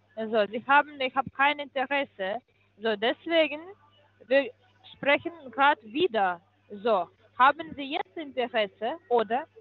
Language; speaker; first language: German; non-native, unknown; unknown